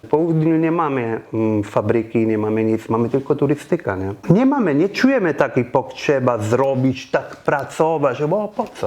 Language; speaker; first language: Polish; non-native, fluent; Italian